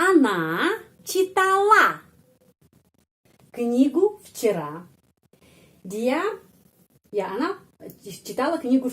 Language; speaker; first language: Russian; non-native, fluent; Indonesian